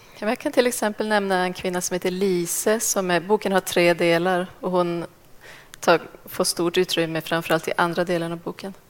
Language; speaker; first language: Swedish; native; Swedish